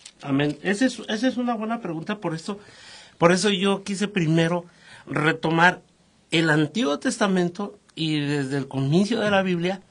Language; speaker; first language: Spanish; native; Spanish